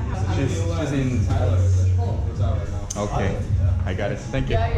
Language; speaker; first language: English; non-native, learner; Korean